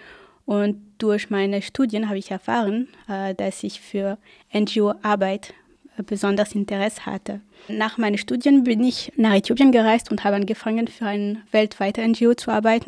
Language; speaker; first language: German; non-native, fluent; French